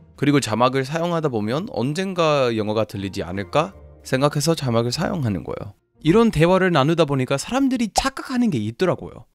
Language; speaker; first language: Korean; non-native, fluent; English